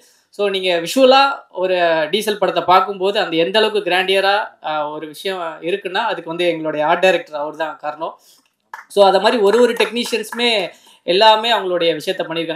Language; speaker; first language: Tamil; native; Tamil